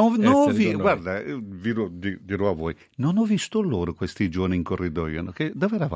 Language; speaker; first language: Italian; non-native, fluent; Portuguese